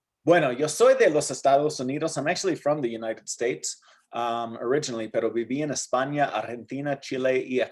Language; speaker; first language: Spanish; non-native, fluent; English